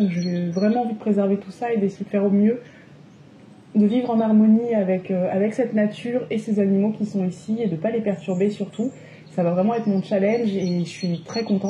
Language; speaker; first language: French; native; French